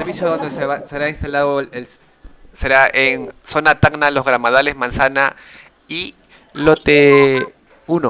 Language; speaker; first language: Spanish; native; Spanish